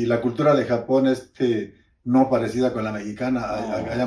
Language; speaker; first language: Spanish; native; Spanish